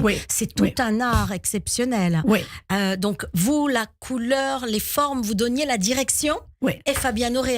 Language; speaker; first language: French; native; French